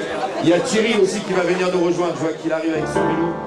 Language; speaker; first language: French; native; French